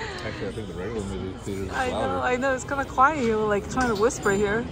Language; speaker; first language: English; non-native, fluent; Portuguese